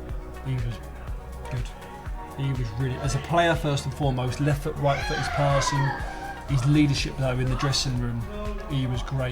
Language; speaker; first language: English; native; English